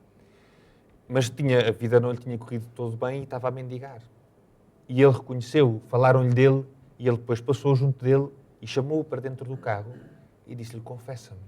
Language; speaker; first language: Portuguese; native; Portuguese